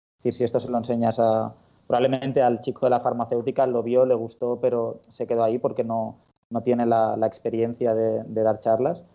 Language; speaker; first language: Spanish; native; Spanish